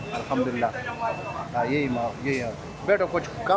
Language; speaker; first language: Hindi; non-native, local second language; Pashto